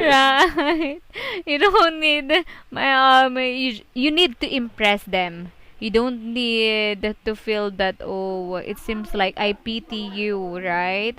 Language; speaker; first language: English; non-native, fluent; Filipino